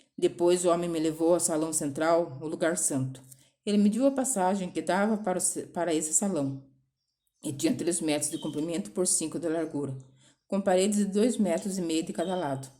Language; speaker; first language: Portuguese; native; Portuguese